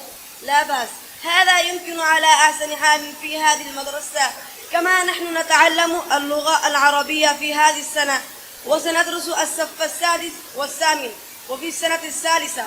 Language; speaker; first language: Arabic; non-native, learner; Urdu